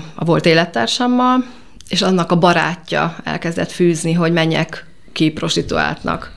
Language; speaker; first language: Hungarian; native; Hungarian